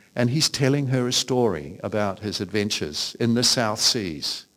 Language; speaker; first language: English; native; English